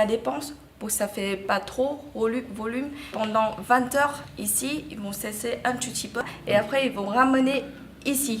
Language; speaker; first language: French; non-native, fluent; Vietnamese